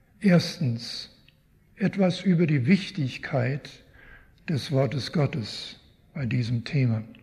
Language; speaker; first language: German; early bilingual, heritage; German